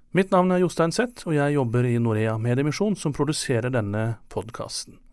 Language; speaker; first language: Norwegian; native; Norwegian